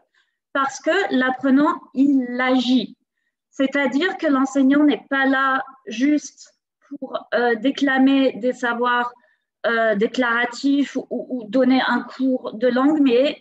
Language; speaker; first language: French; native; French